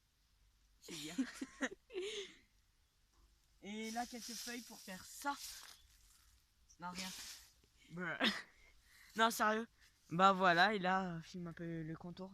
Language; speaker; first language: French; native; French